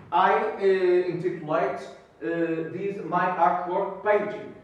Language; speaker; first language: English; non-native, learner; Portuguese